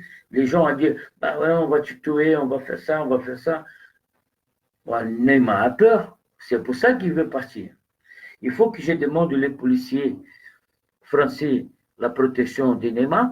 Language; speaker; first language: French; non-native, fluent; Portuguese